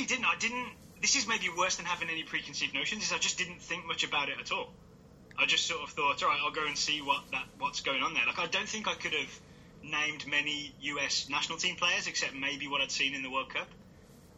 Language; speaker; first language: English; native; English